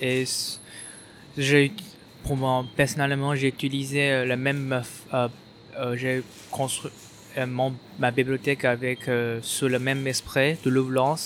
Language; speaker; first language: French; non-native, fluent; Chinese